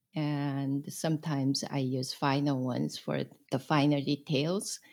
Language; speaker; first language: English; non-native, fluent; Korean